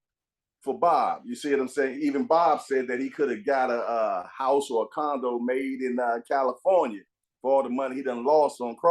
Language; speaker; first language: English; native; English